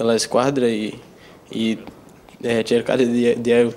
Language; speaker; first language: Italian; non-native, learner; Portuguese